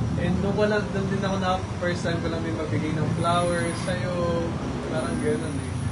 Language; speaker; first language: Filipino; native; Filipino